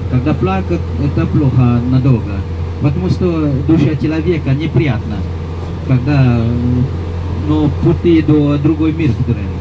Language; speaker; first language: Russian; non-native, learner; Balinese